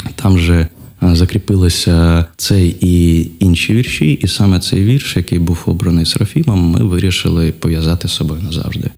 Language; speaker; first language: Ukrainian; non-native, local second language; Russian